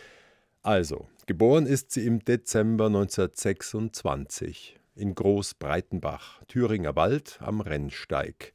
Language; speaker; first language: German; native; German